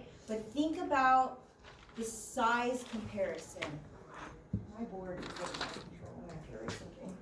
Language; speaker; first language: English; native; English